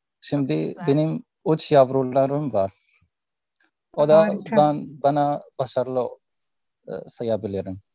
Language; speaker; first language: Turkish; non-native, learner; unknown